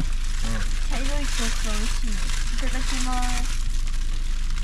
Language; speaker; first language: Japanese; early bilingual, other home language; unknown